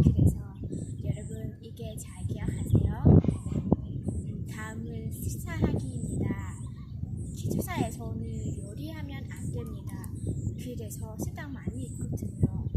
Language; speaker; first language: Korean; non-native, learner; Vietnamese